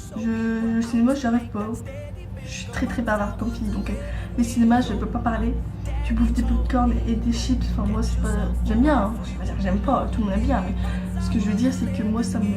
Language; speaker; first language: French; native; French